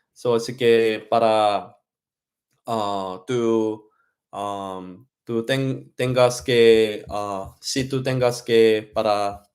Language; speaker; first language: Spanish; non-native, learner; Korean